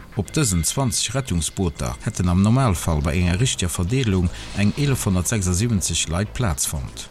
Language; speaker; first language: Luxembourgish; native; Luxembourgish